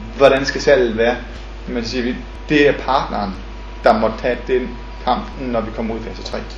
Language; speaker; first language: Danish; native; Danish